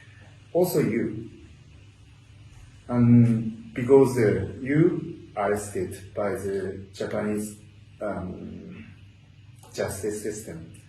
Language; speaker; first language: English; non-native, learner; Japanese